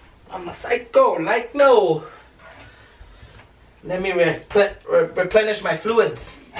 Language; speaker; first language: English; early bilingual, other home language; Spanish